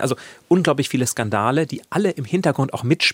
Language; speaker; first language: German; native; German